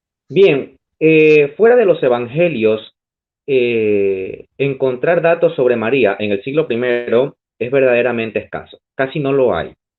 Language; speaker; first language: Spanish; native; Spanish